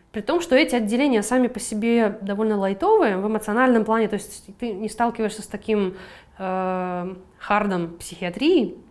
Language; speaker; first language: Russian; native; Russian